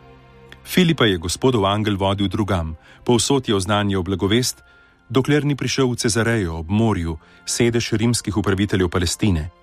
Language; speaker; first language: Slovenian; native; Slovenian